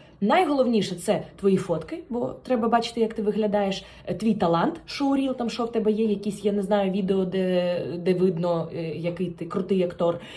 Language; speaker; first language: Ukrainian; non-native, local second language; Russian